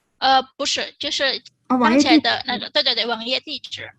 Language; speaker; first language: Chinese; non-native, fluent; Indonesian